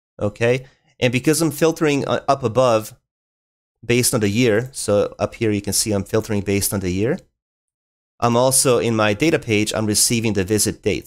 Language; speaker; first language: English; native; English